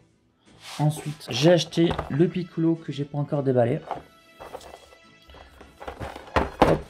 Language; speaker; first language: French; native; French